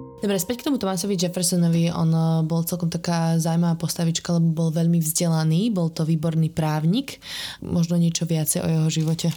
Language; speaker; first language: Slovak; native; Slovak